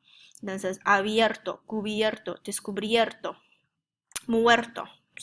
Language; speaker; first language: Spanish; non-native, fluent; English